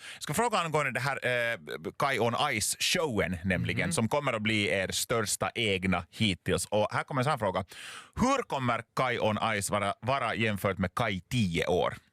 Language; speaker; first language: Swedish; native; Swedish